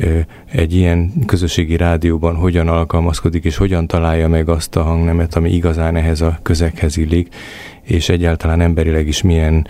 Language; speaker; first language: Hungarian; native; Hungarian